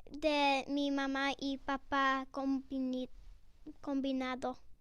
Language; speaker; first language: Spanish; early bilingual, other home language; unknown